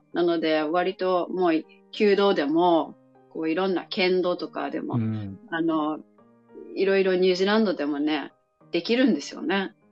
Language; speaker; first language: Japanese; non-native, fluent; English